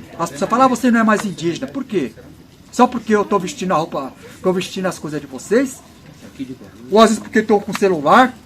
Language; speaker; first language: Portuguese; non-native, local second language; Guarani